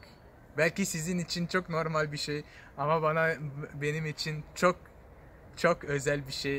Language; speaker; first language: Turkish; non-native, fluent; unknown